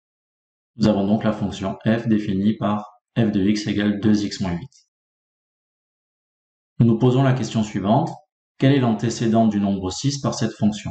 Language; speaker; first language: French; native; French